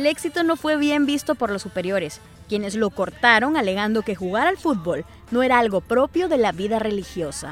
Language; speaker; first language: Spanish; native; Spanish